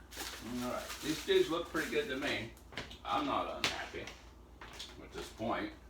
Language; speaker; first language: English; native; English